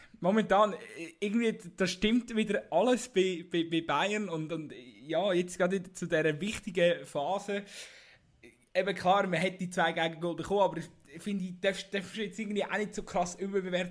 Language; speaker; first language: German; native; German